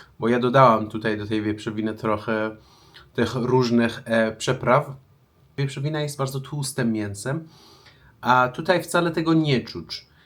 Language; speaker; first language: Polish; non-native, fluent; Persian